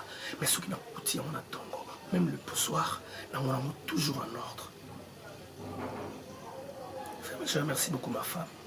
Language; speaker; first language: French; non-native, local second language; Lingala